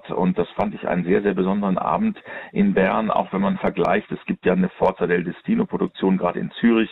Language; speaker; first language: German; native; German